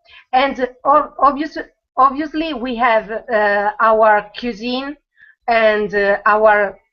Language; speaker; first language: English; non-native, learner; Italian